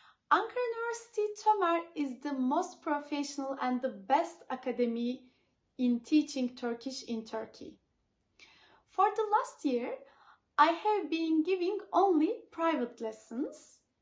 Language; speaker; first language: English; non-native, fluent; Turkish